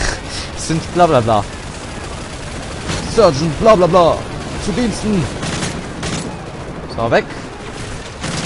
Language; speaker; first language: German; native; German